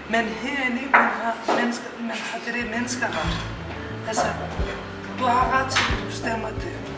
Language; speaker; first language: Danish; non-native, learner; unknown